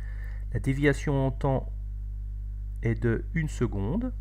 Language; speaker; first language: French; native; French